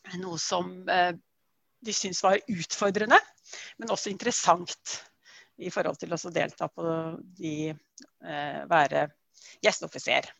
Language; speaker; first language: Norwegian; native; Norwegian